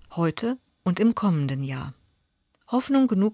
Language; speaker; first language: German; native; German